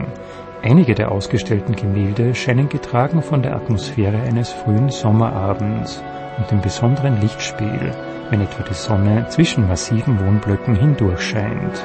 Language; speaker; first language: German; native; German